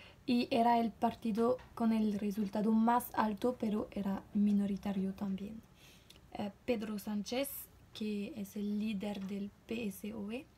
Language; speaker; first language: Spanish; non-native, learner; French